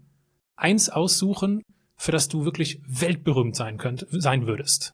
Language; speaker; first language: German; native; German